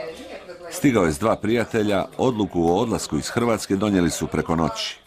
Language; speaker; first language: Croatian; native; Croatian